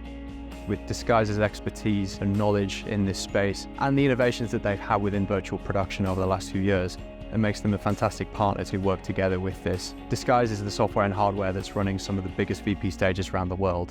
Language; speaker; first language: English; native; English